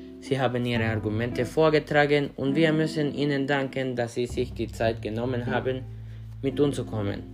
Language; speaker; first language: German; non-native, learner; Spanish